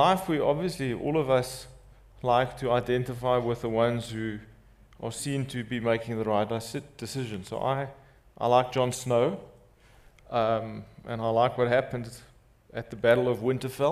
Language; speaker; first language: English; non-native, local second language; Afrikaans